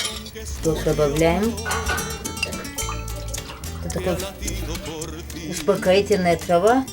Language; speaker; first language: Russian; non-native, local second language; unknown